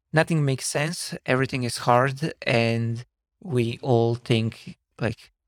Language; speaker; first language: English; non-native, fluent; Slovenian